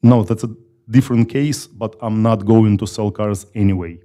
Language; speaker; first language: English; non-native, fluent; Russian